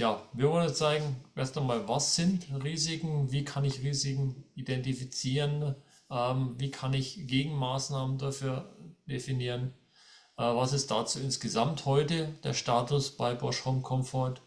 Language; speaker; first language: German; native; German